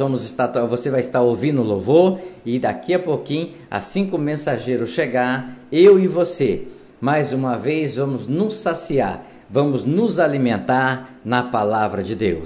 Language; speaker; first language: Portuguese; native; Portuguese